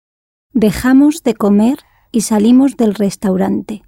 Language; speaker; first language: Spanish; non-native, learner; English